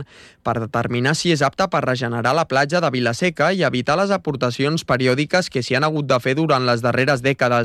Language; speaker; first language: Catalan; native; Catalan